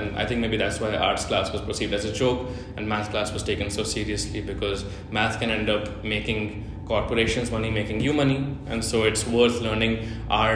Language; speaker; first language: English; non-native, local second language; Hindi